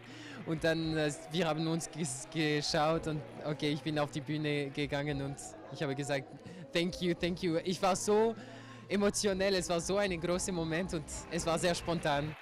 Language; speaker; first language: German; non-native, local second language; French